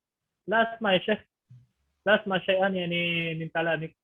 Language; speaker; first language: Arabic; non-native, fluent; Indonesian